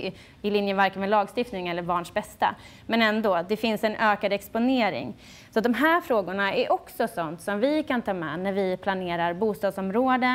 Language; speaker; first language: Swedish; native; Swedish